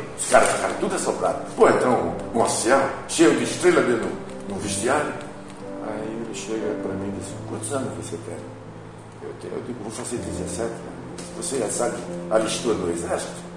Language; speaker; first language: Portuguese; native; Portuguese